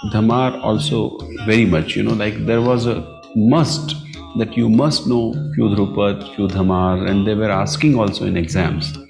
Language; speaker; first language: English; non-native, local second language; Marathi